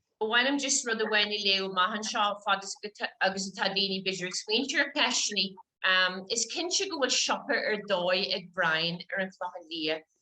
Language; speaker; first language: Irish; native; Irish